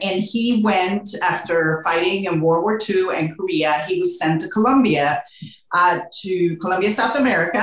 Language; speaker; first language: English; non-native, fluent; Spanish